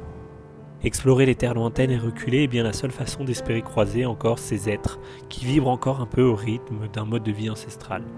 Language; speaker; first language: French; native; French